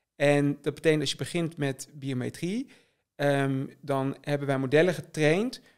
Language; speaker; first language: Dutch; native; Dutch